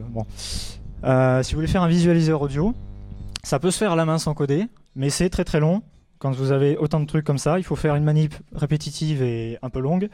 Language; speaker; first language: French; native; French